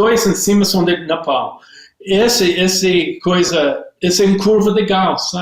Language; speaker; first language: Portuguese; non-native, learner; English